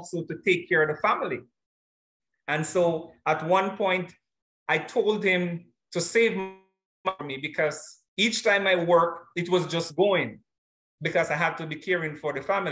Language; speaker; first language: English; non-native, local second language; Jamaican Creole English